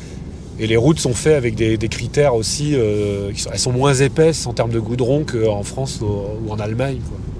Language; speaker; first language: French; native; French